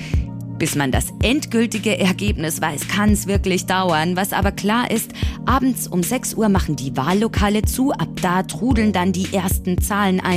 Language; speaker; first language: German; native; German